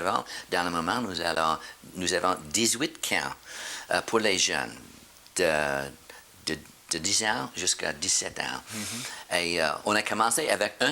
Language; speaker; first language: French; non-native, fluent; English